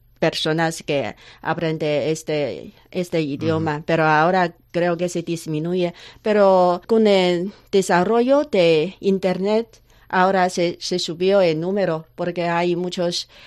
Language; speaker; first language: Spanish; non-native, learner; Chinese